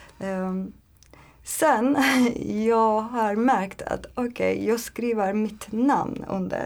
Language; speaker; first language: Swedish; non-native, learner; Turkish